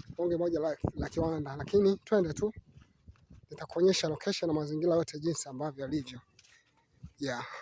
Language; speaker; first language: Swahili; native; Swahili